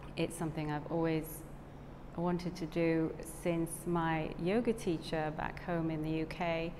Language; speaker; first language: English; native; English